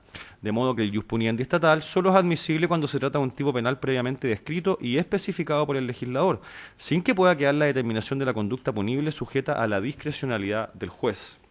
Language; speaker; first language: Spanish; native; Spanish